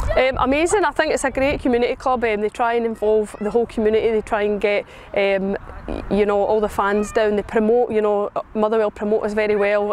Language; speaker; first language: English; native; English